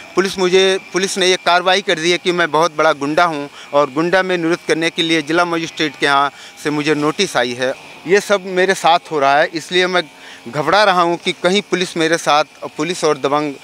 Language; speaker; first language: Hindi; native; Hindi